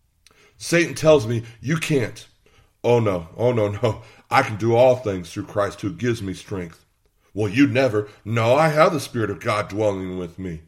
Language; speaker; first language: English; native; English